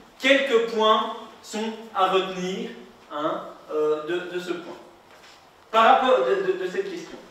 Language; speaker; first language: French; native; French